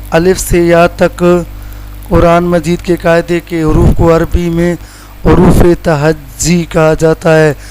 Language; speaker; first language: Urdu; non-native, local second language; Sindhi